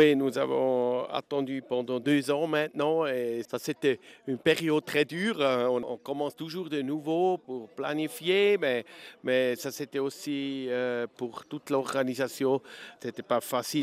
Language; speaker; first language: French; non-native, learner; German